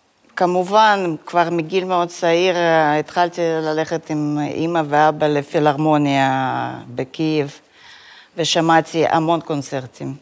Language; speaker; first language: Hebrew; non-native, fluent; Russian